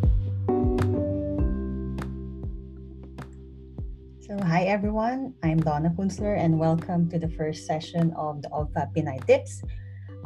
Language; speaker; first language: English; non-native, local second language; Filipino